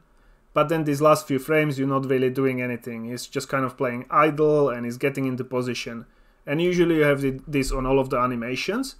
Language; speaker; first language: English; non-native, fluent; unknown